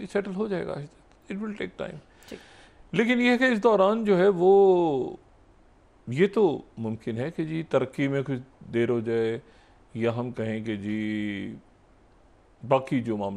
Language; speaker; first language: Urdu; native; Urdu